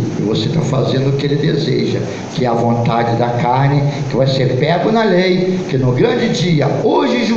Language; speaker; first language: Portuguese; native; Portuguese